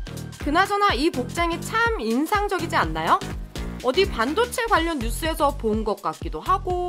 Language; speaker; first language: Korean; native; Korean